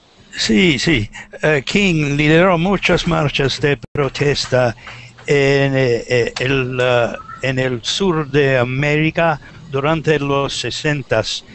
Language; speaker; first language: Spanish; non-native, learner; English